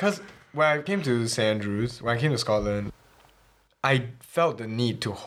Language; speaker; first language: English; early bilingual, other home language; Chinese